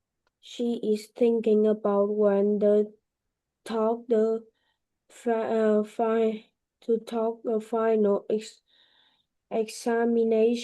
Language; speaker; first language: English; non-native, learner; Vietnamese